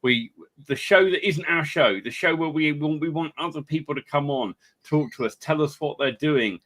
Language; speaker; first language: English; native; English